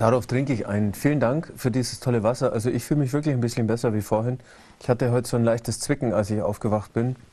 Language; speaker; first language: German; native; German